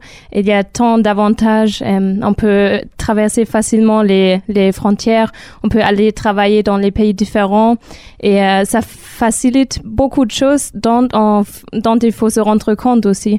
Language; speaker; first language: French; non-native, fluent; German